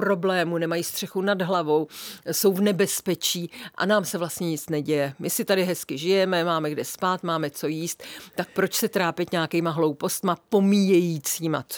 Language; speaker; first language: Czech; native; Czech